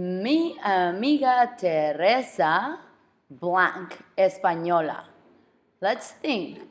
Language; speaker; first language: Spanish; non-native, fluent; English